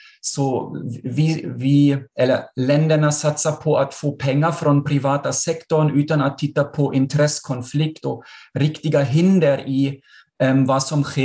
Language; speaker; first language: Swedish; non-native, fluent; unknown